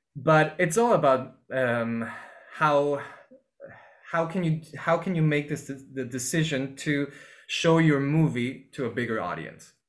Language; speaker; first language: English; non-native, fluent; Spanish